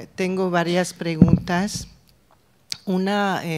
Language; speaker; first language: Spanish; non-native, fluent; French